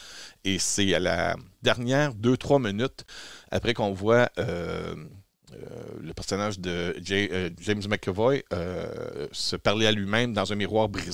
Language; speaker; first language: French; native; French